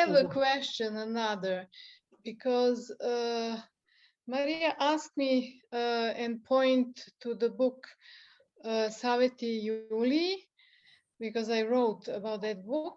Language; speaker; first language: English; non-native, fluent; Serbian